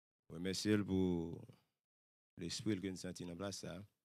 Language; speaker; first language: French; native; French